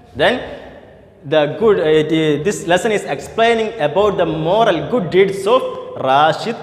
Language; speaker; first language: English; non-native, local second language; Malayalam